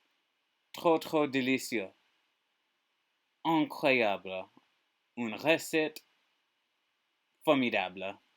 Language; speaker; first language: French; non-native, learner; English